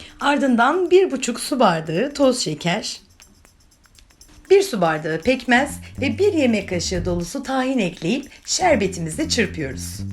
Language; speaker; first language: Turkish; native; Turkish